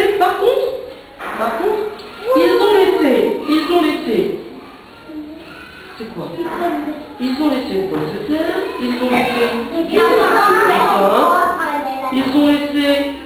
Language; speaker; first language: French; native; French